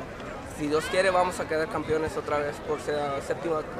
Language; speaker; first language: Spanish; native; Spanish